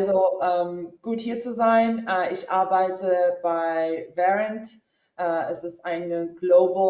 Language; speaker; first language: German; early bilingual, heritage; English